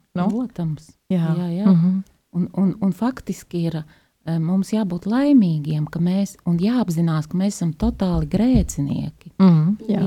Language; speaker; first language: Latvian; native; Latvian